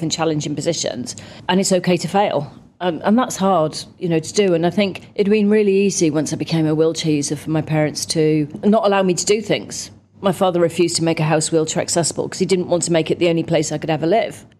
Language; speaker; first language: English; native; English